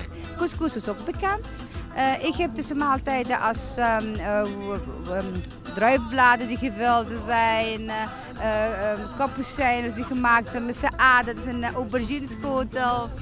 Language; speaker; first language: Dutch; non-native, fluent; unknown